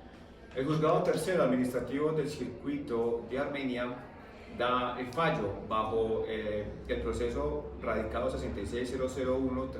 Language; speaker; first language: Spanish; native; Spanish